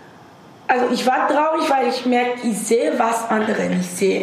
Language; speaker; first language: German; non-native, fluent; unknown